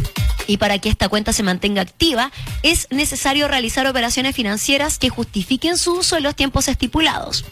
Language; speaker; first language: Spanish; native; Spanish